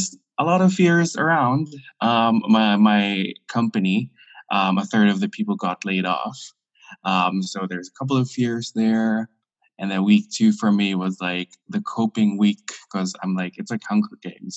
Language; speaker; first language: English; non-native, local second language; Filipino